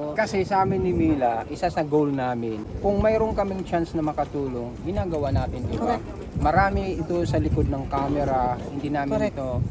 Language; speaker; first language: Filipino; native; Filipino